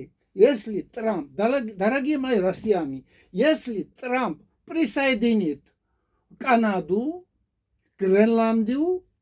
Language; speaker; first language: Russian; non-native, fluent; Georgian